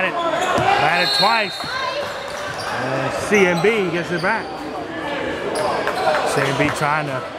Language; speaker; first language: English; native; English